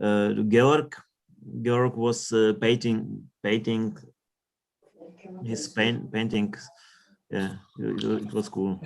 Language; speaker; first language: English; non-native, learner; Czech